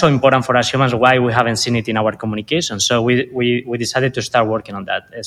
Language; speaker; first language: English; non-native, fluent; Spanish